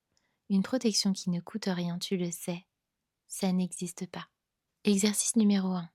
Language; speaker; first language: French; native; French